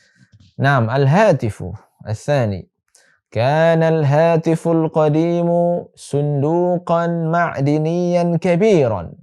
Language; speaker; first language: Arabic; non-native, fluent; Indonesian